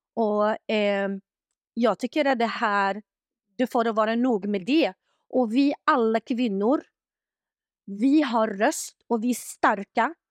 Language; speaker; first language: Swedish; non-native, fluent; Arabic